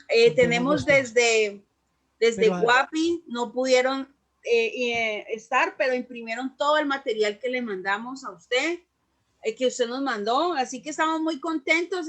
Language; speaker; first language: Spanish; native; Spanish